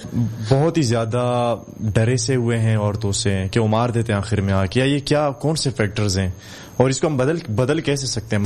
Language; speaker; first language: Urdu; non-native, local second language; Pashto